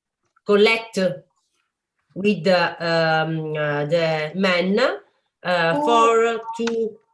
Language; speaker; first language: English; non-native, learner; Italian